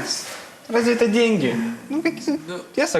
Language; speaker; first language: Russian; native; Russian